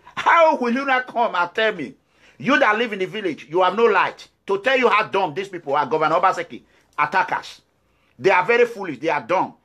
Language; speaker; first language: English; non-native, local second language; Bini